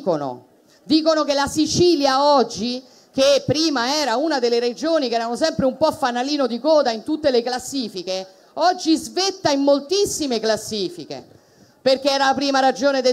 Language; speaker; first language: Italian; native; Italian